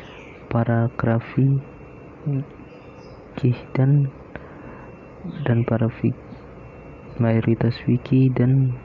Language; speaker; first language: Indonesian; native; Indonesian